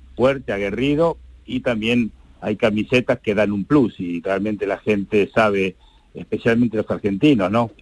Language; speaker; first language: Spanish; native; Spanish